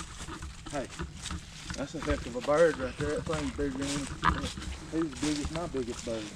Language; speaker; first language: English; native; English